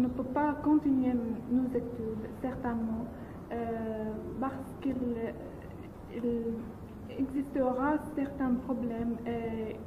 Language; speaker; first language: French; non-native, learner; Arabic